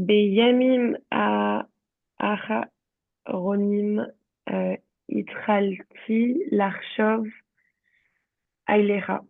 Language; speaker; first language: Hebrew; non-native, learner; French